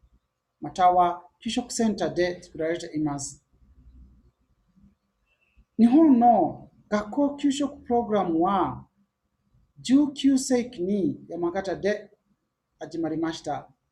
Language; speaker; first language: Japanese; non-native, learner; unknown